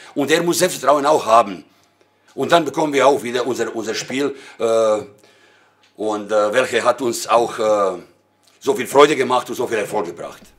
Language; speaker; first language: German; non-native, learner; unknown